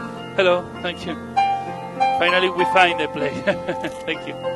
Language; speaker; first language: English; non-native, learner; Spanish